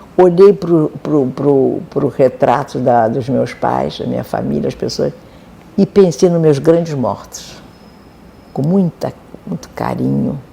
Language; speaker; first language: Portuguese; native; Portuguese